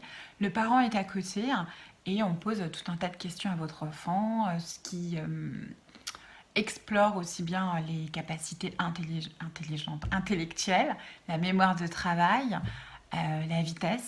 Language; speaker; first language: French; native; French